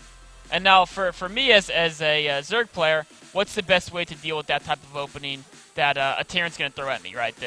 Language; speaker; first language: English; native; English